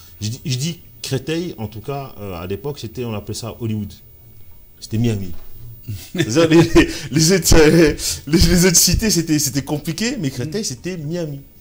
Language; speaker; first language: French; early bilingual, other home language; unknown